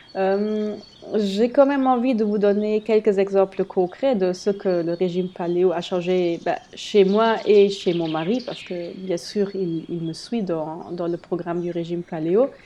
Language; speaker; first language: French; non-native, fluent; German